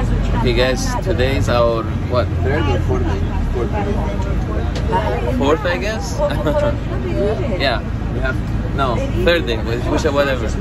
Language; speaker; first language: English; non-native, fluent; Persian